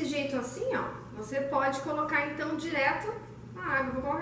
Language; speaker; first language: Portuguese; native; Portuguese